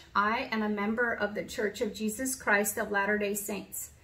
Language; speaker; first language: English; native; English